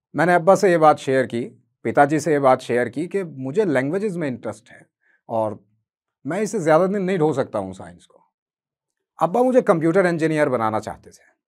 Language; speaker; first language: Hindi; native; Hindi